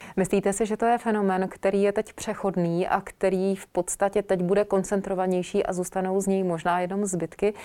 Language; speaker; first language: Czech; native; Czech